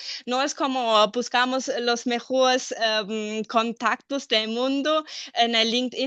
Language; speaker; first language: Spanish; non-native, fluent; German